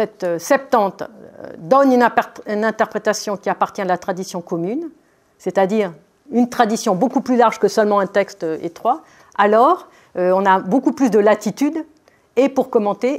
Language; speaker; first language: French; native; French